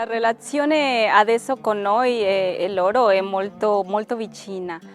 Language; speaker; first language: Italian; non-native, learner; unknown